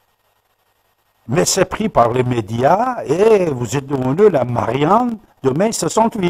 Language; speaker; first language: French; non-native, fluent; Persian